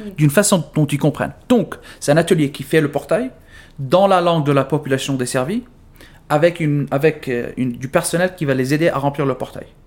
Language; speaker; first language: French; non-native, fluent; Arabic